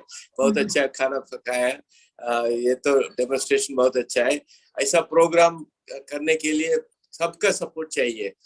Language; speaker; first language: Hindi; non-native, local second language; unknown